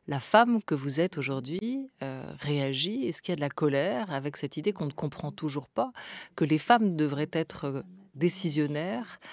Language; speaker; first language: French; native; French